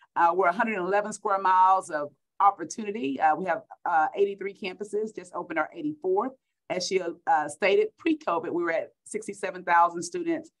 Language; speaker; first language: English; native; English